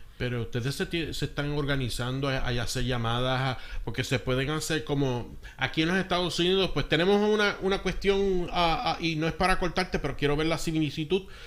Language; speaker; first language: Spanish; early bilingual, heritage; Spanish